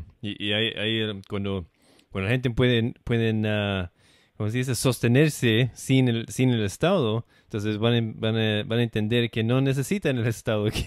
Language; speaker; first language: Spanish; non-native, learner; English